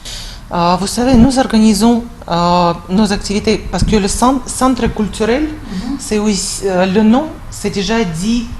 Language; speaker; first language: French; non-native, fluent; Russian